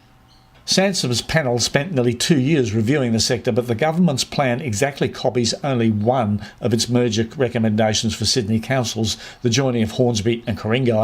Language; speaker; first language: English; native; English